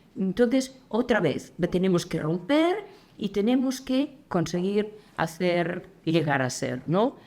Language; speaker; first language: Spanish; native; Spanish